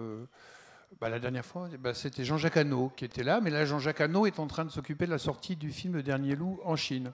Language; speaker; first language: French; native; French